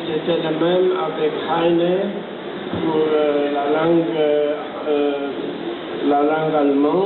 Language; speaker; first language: French; non-native, fluent; Romanian